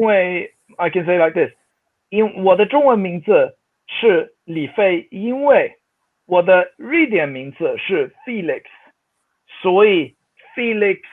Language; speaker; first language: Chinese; non-native, fluent; Swedish